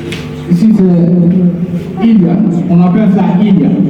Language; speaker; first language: French; non-native, learner; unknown